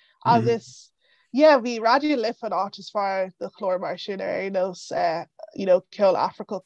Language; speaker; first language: Irish; non-native, local second language; English